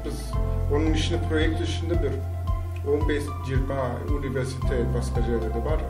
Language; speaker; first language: Kazakh; non-native, learner; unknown